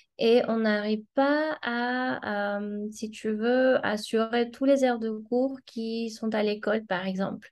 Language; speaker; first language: French; non-native, fluent; Spanish